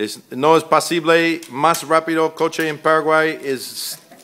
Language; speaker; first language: Spanish; non-native, learner; English